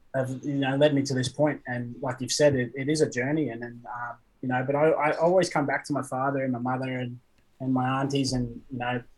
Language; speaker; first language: English; native; English